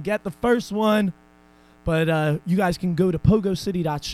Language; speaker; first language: English; native; English